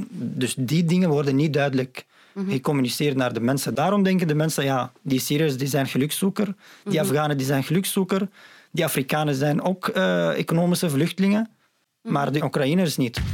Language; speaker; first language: Dutch; non-native, fluent; Arabic